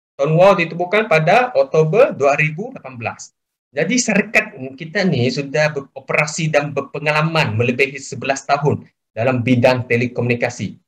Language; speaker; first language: Malay; non-native, local second language; Chinese